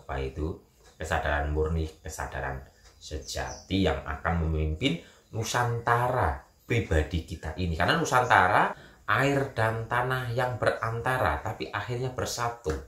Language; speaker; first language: Indonesian; native; Indonesian